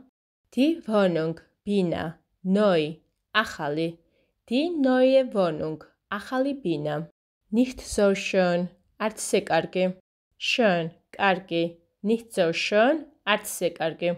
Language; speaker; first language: German; non-native, fluent; Georgian